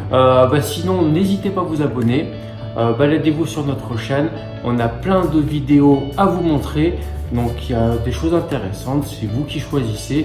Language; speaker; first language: French; native; French